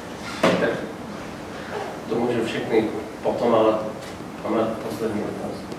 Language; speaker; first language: Czech; non-native, learner; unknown